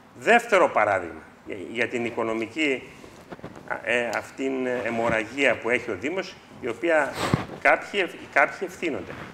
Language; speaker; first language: Greek; native; Greek